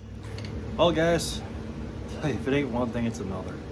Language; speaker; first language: English; native; English